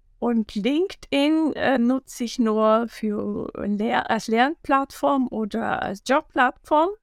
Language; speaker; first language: German; non-native, fluent; Bulgarian